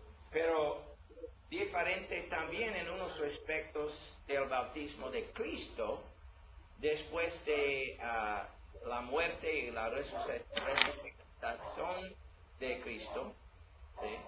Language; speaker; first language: Spanish; non-native, learner; English